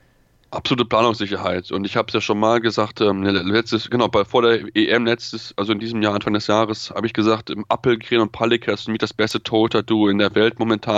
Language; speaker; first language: German; native; German